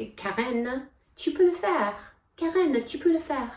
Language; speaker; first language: French; non-native, fluent; English